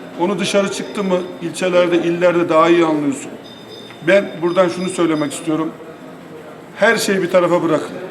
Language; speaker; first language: Turkish; native; Turkish